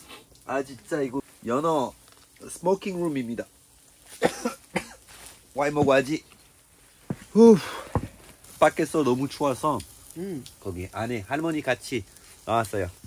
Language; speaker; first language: Korean; non-native, learner; French